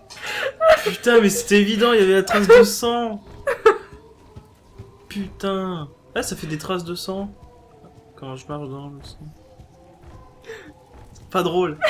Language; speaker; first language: French; native; French